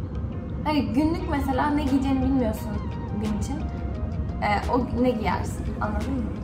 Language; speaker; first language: Turkish; early bilingual, heritage; Turkish